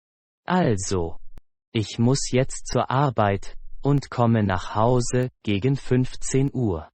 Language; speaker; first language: German; non-native, fluent; Persian